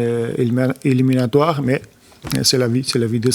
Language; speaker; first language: French; non-native, learner; Portuguese